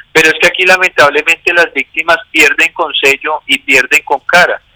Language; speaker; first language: Spanish; native; Spanish